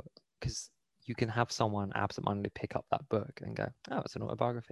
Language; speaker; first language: English; native; English